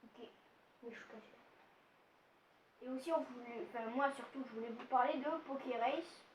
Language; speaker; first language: French; native; French